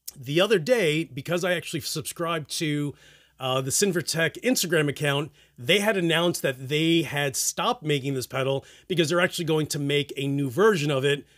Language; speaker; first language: English; early bilingual, other home language; Spanish